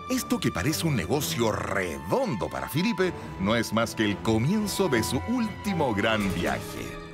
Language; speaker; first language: Spanish; native; Spanish